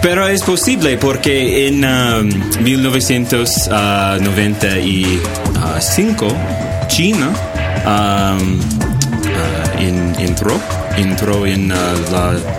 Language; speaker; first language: Spanish; non-native, learner; English